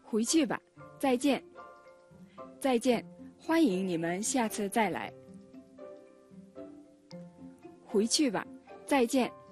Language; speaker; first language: Chinese; non-native, fluent; Mongolian